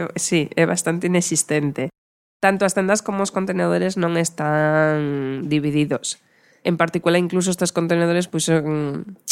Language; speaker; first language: Galician; non-native, local second language; Spanish